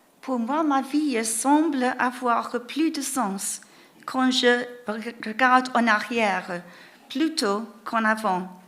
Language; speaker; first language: French; non-native, fluent; English